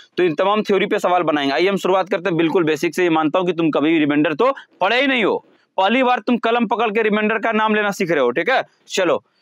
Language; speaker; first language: Hindi; native; Hindi